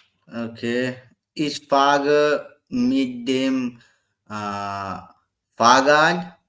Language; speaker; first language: German; non-native, learner; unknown